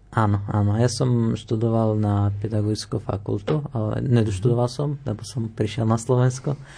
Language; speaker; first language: Slovak; non-native, fluent; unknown